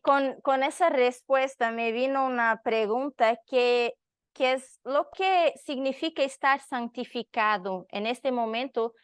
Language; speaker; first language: Spanish; non-native, learner; Portuguese